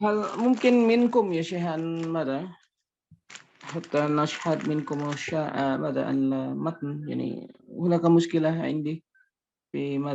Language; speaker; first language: Arabic; non-native, learner; Indonesian